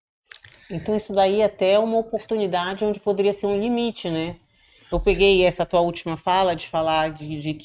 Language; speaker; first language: Portuguese; native; Portuguese